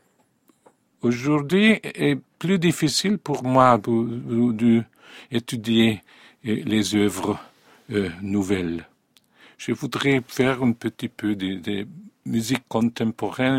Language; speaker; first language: French; non-native, fluent; Hungarian